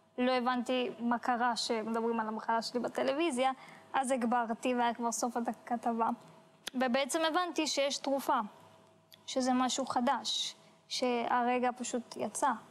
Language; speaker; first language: Hebrew; early bilingual, other home language; Russian